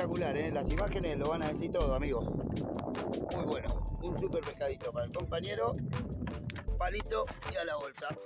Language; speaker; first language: Spanish; native; Spanish